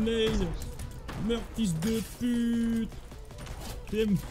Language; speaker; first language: French; native; French